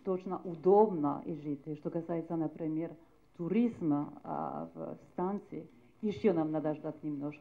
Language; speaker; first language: Russian; non-native, fluent; French